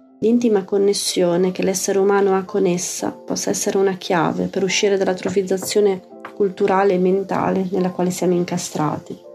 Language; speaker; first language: Italian; native; Italian